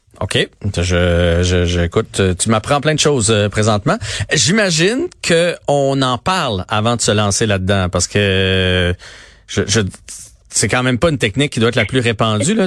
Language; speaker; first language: French; native; French